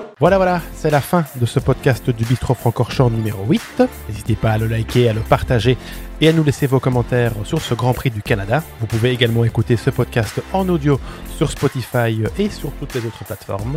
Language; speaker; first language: French; native; French